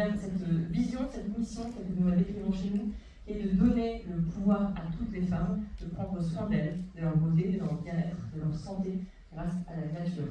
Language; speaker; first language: French; native; French